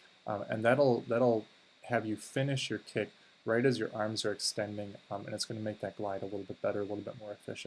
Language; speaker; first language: English; native; English